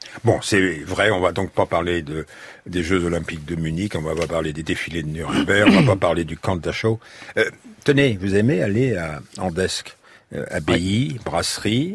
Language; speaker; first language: French; native; French